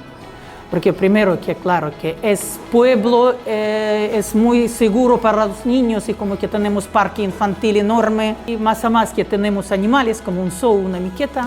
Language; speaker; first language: Spanish; non-native, learner; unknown